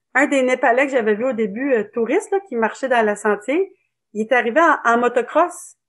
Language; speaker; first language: French; native; French